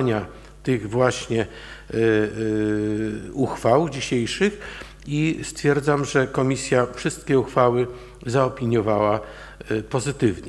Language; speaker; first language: Polish; native; Polish